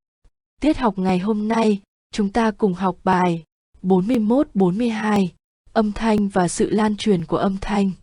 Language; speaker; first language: Vietnamese; native; Vietnamese